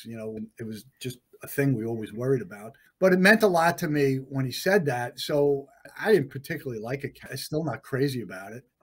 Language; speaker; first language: English; native; English